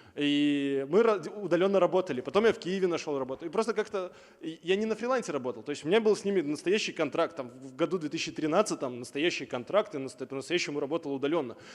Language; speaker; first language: Russian; native; Russian